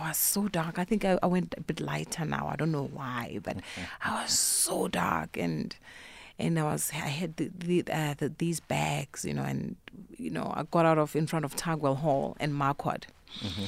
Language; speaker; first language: English; non-native, local second language; Northern Sotho